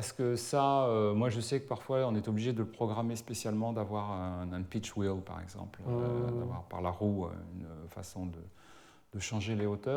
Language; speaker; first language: French; native; French